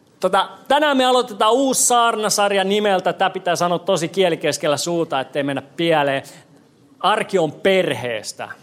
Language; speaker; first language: Finnish; non-native, fluent; English